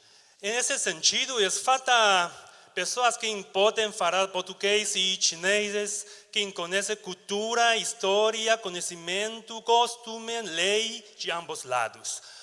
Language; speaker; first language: Portuguese; non-native, learner; Chinese